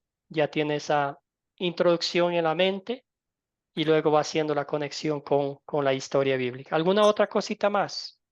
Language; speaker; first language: Spanish; native; Spanish